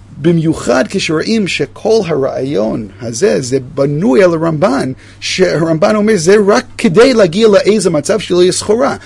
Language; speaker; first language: Hebrew; non-native, fluent; English